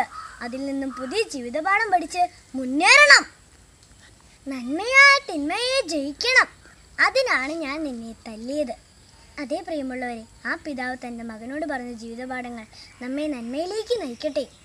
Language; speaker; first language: Malayalam; native; Malayalam